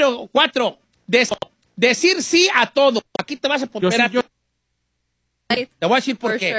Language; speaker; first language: Spanish; native; Spanish